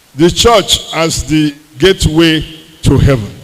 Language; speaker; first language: English; non-native, local second language; Yoruba